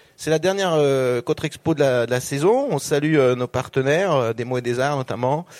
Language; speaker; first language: French; native; French